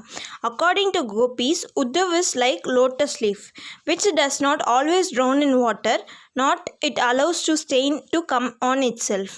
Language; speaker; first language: English; non-native, local second language; Hindi